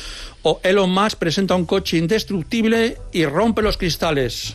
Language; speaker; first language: Spanish; native; Spanish